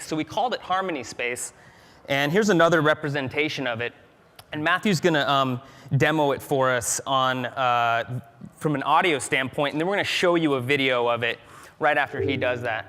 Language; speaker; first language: English; native; English